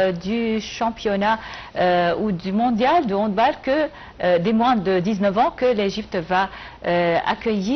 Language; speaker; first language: French; non-native, fluent; Arabic